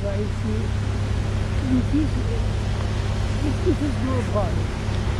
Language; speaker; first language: French; non-native, learner; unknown